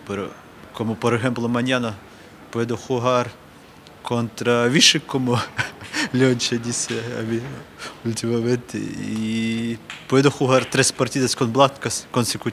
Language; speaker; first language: Spanish; non-native, learner; Ukrainian